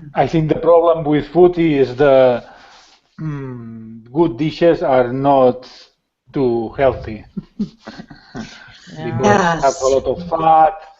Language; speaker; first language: English; non-native, learner; Spanish